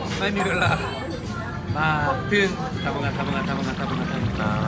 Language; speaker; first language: Thai; non-native, learner; Korean